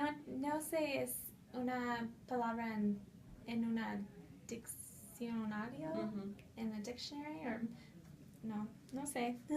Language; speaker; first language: Spanish; non-native, fluent; English